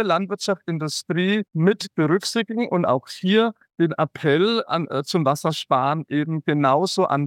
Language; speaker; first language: German; native; German